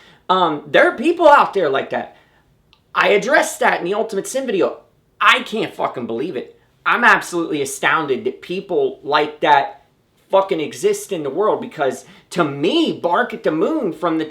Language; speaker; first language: English; native; English